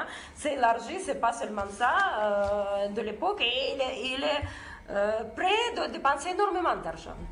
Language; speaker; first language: French; non-native, fluent; Russian